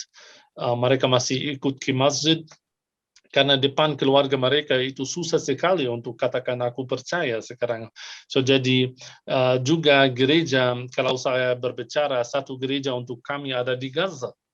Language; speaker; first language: Indonesian; non-native, fluent; Arabic